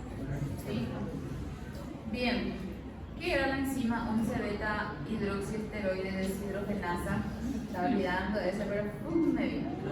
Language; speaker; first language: Spanish; native; Spanish